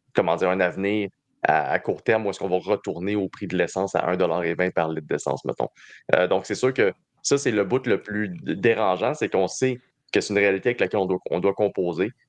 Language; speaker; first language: French; native; French